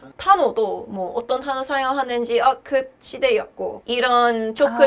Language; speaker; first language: Korean; non-native, learner; English